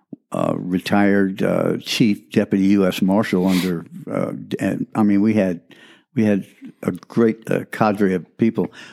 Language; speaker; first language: English; early bilingual, other home language; French